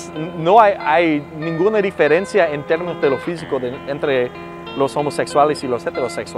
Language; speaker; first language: Spanish; non-native, fluent; English